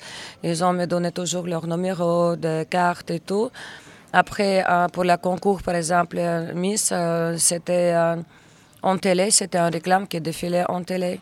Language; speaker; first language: French; non-native, fluent; Russian